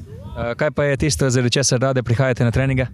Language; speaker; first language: Slovenian; native; Slovenian